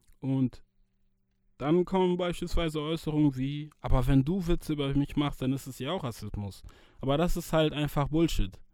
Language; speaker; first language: German; early bilingual, other home language; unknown